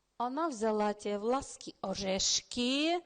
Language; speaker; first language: Czech; early bilingual, heritage; Ukrainian